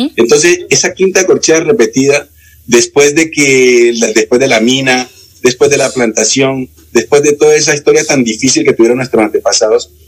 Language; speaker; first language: Spanish; native; Spanish